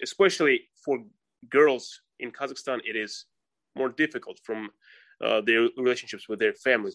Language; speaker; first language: English; non-native, fluent; Russian